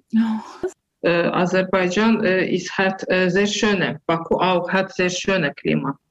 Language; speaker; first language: German; non-native, learner; Azerbaijani